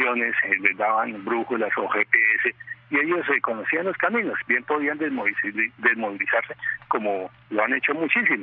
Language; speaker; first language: Spanish; native; Spanish